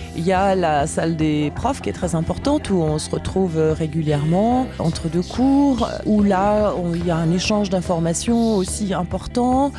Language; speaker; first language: French; native; French